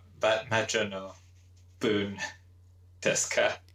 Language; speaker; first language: Japanese; non-native, learner; English